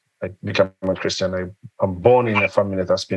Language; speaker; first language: English; non-native, local second language; Nyanja